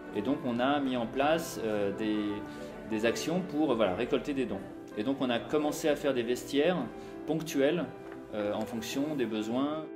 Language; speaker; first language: French; native; French